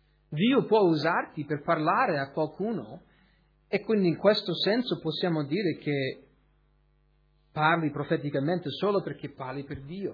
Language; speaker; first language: Italian; early bilingual, other home language; English